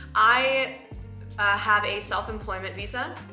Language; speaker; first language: English; native; English